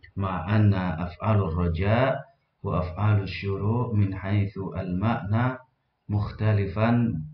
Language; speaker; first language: Arabic; non-native, fluent; Indonesian